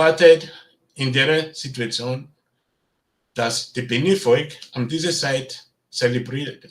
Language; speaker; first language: German; non-native, learner; Bini